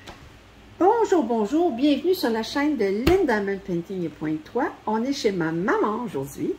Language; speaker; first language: French; native; French